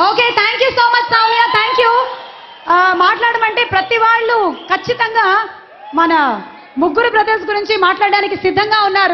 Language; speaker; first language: Telugu; native; Telugu